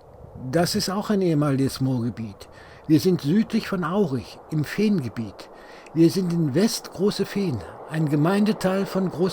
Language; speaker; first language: German; native; German